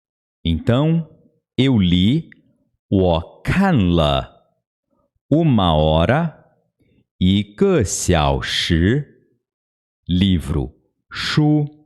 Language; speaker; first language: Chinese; non-native, fluent; Portuguese